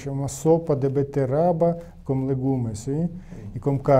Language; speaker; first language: Portuguese; non-native, learner; Ukrainian